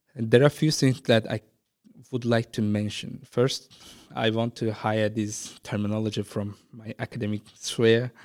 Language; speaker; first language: English; non-native, fluent; Azerbaijani